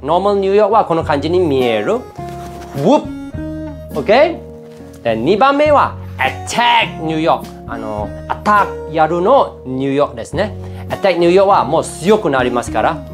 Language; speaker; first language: Japanese; non-native, fluent; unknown